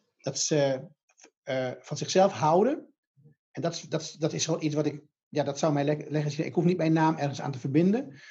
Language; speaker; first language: Dutch; native; Dutch